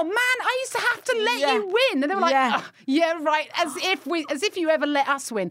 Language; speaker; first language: English; native; English